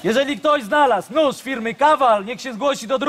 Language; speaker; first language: Polish; native; Polish